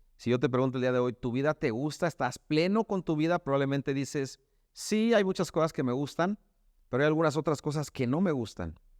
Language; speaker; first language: Spanish; native; Spanish